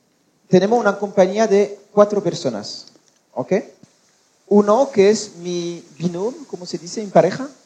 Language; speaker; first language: Spanish; non-native, learner; French